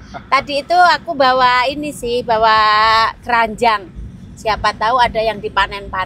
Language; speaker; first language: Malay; non-native, local second language; Javanese